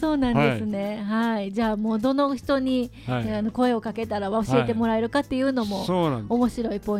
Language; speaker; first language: Japanese; native; Japanese